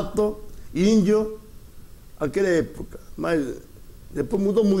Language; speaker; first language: Portuguese; early bilingual, other home language; Japanese